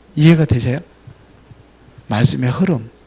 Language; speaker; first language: Korean; native; Korean